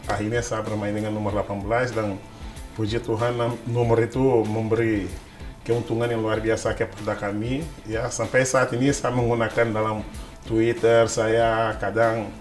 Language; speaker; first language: Indonesian; non-native, fluent; Portuguese